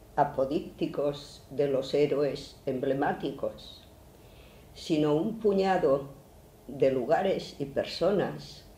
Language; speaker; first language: Spanish; native; Spanish